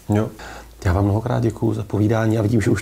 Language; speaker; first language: Czech; native; Czech